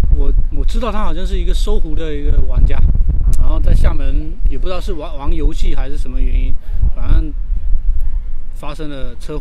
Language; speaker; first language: Chinese; native; Chinese